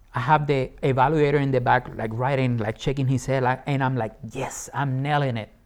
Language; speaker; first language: English; non-native, fluent; Spanish